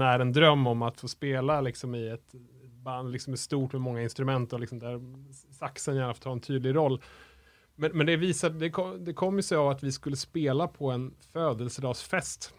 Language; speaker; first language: Swedish; native; Swedish